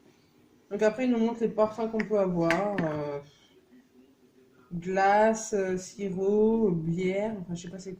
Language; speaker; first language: French; native; French